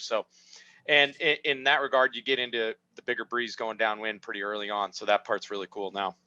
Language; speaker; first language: English; native; English